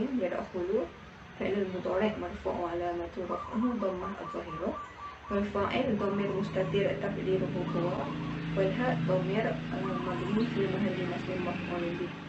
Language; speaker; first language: Arabic; non-native, learner; Malay